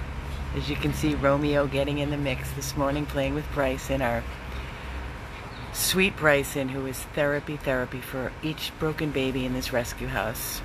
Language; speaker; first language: English; native; English